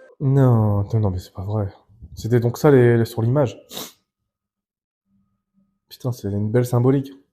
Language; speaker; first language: French; native; French